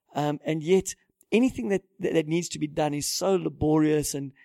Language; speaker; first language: English; native; English